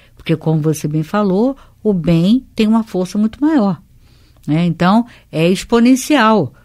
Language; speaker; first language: Portuguese; native; Portuguese